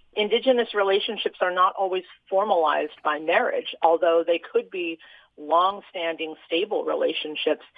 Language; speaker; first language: English; native; English